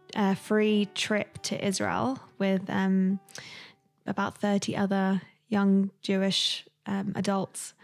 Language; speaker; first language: English; native; English